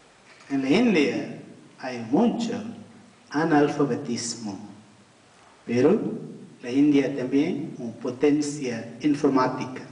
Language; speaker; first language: Spanish; non-native, fluent; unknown